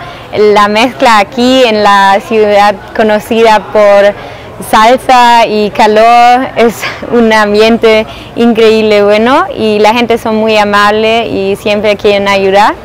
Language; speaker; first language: Spanish; non-native, fluent; German